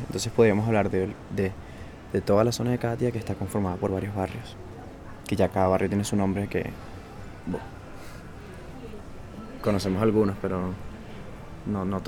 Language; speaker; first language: Spanish; native; Spanish